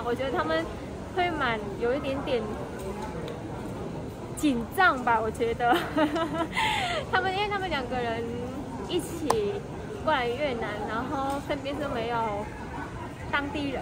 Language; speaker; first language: Chinese; non-native, local second language; Vietnamese